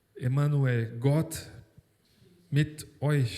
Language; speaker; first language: German; non-native, fluent; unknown